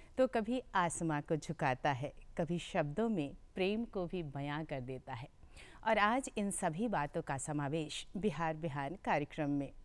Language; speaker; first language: Hindi; native; Hindi